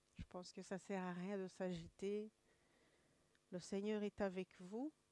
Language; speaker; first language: French; non-native, local second language; Kinyarwanda